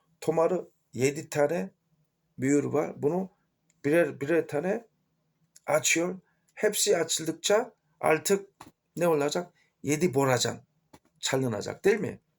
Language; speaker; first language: Turkish; non-native, fluent; Korean